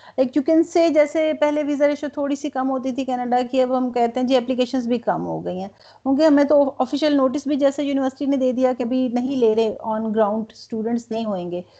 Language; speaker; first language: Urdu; non-native, local second language; Punjabi